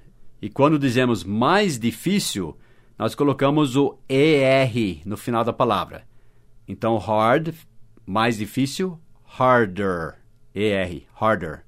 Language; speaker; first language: Portuguese; non-native, fluent; English